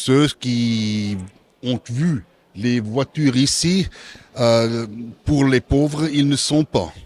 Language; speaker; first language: French; non-native, local second language; German